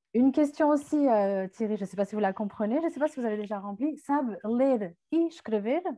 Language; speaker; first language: French; native; French